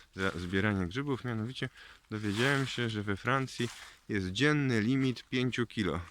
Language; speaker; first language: Polish; native; Polish